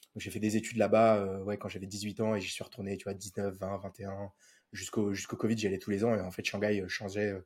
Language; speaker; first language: French; native; French